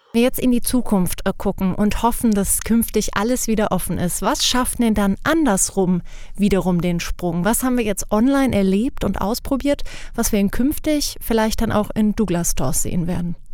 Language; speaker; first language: German; native; German